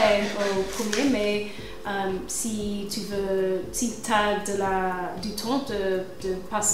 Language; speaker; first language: French; non-native, fluent; English